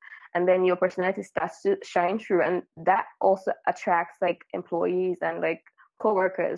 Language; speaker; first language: English; non-native, local second language; Yoruba